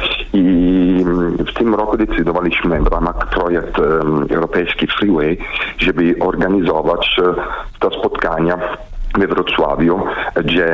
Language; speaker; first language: Polish; non-native, learner; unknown